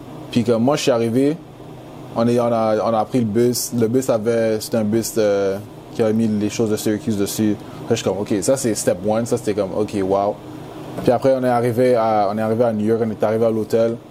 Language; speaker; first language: French; native; French